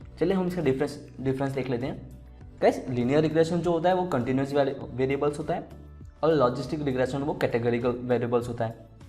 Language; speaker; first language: Hindi; native; Hindi